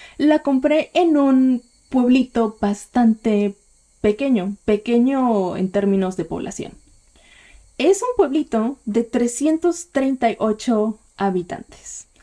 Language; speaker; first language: Spanish; native; Spanish